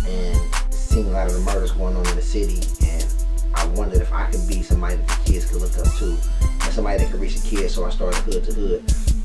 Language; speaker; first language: English; native; English